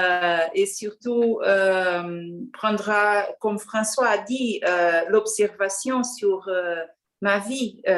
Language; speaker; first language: French; non-native, learner; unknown